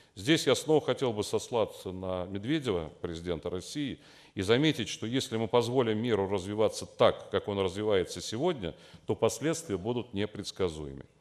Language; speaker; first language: Russian; native; Russian